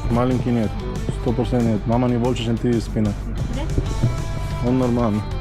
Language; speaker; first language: Russian; non-native, learner; Spanish